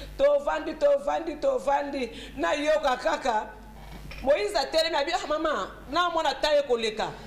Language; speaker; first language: Lingala; non-native, local second language; Luba-Lulua